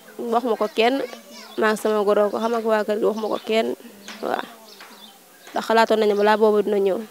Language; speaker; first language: Wolof; native; Wolof